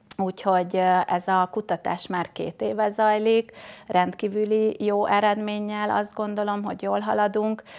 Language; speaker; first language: Hungarian; native; Hungarian